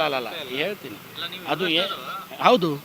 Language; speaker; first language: Kannada; native; Kannada